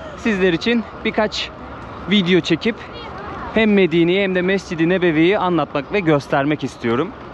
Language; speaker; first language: Turkish; native; Turkish